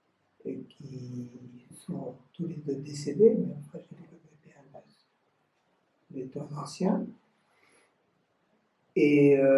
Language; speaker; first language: French; non-native, fluent; Vietnamese